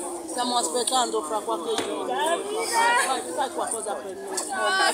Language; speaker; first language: Italian; non-native, learner; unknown